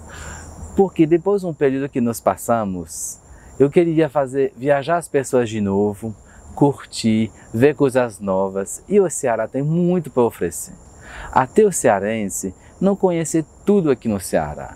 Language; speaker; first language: Portuguese; non-native, fluent; French